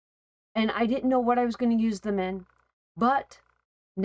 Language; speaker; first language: English; native; English